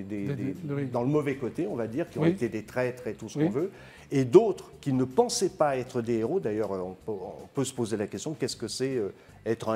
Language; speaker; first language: French; native; French